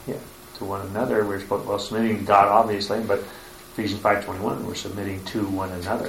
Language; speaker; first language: English; native; English